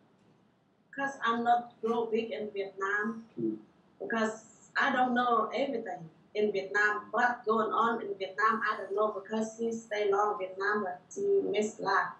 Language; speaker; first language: English; non-native, learner; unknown